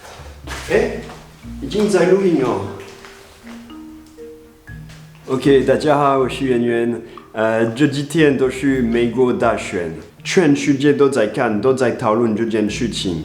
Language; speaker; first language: Chinese; non-native, fluent; French